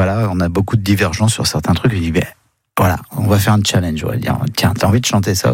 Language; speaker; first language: French; native; French